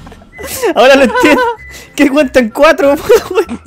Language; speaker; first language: Spanish; native; Spanish